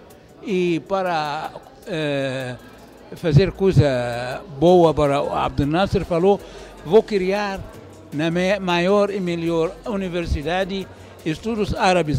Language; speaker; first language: Portuguese; non-native, fluent; Arabic